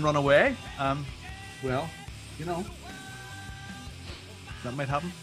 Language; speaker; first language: English; native; English